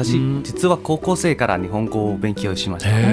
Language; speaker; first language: Japanese; non-native, learner; Thai